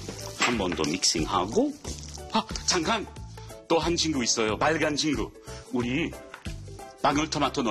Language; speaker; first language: Korean; non-native, fluent; English